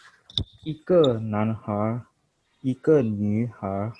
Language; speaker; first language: Chinese; non-native, learner; Indonesian